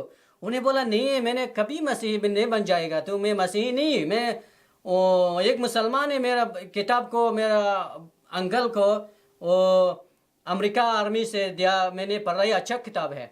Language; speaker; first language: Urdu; non-native, learner; Persian